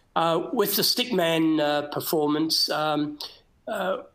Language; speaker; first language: English; native; English